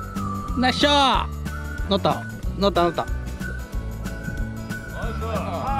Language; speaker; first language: Japanese; native; Japanese